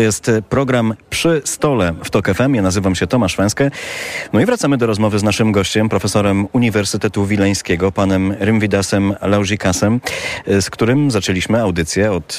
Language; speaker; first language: Polish; native; Polish